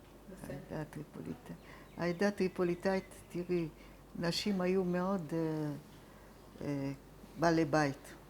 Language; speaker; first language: Hebrew; non-native, fluent; Italian